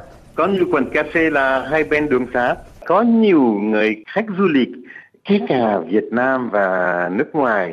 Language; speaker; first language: Vietnamese; non-native, fluent; French